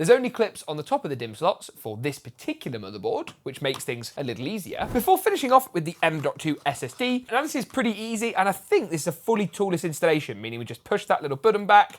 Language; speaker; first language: English; native; English